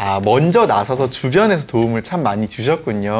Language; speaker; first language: Korean; native; Korean